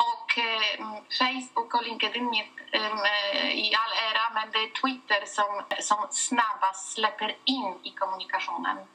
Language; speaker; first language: Swedish; non-native, fluent; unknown